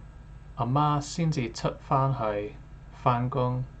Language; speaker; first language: Cantonese; non-native, learner; English